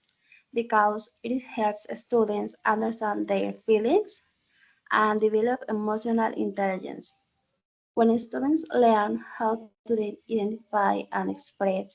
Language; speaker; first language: English; non-native, learner; Spanish